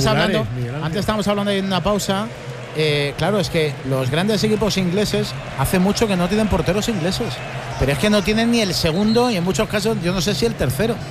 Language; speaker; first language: Spanish; native; Spanish